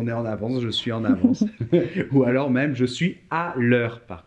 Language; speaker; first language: French; native; French